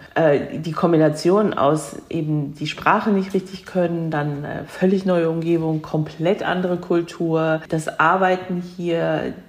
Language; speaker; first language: German; early bilingual, other home language; Korean